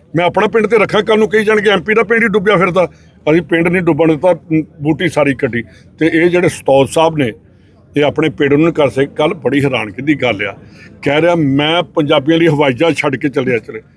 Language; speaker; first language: Punjabi; native; Punjabi